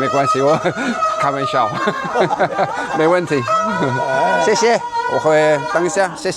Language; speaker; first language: Chinese; non-native, learner; Dutch